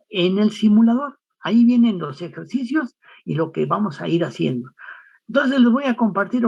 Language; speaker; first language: Spanish; native; Spanish